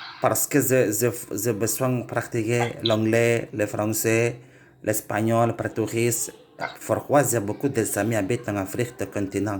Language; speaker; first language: French; non-native, learner; Indonesian